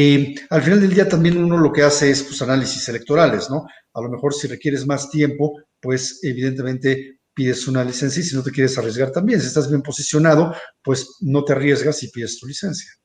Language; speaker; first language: Spanish; native; Spanish